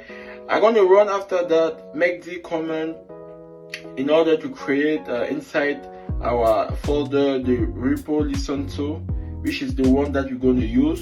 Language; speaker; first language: English; non-native, fluent; French